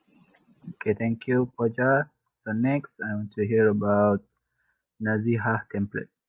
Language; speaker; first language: English; non-native, local second language; Malay